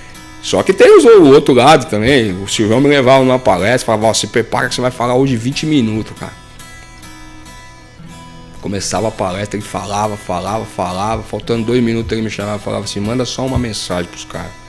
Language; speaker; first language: Portuguese; native; Portuguese